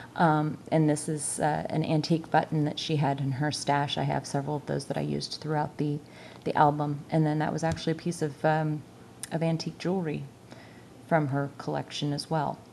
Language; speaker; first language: English; native; English